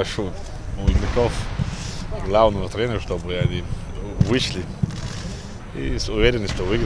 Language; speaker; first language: Russian; non-native, local second language; Chechen